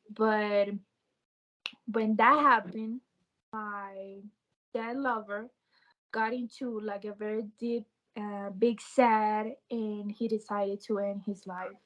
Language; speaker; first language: English; non-native, learner; Spanish